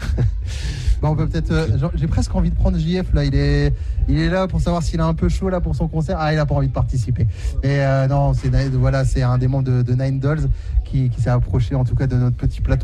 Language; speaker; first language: French; native; French